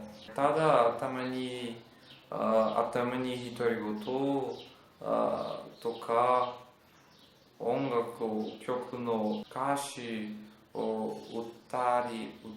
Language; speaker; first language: Japanese; non-native, learner; Portuguese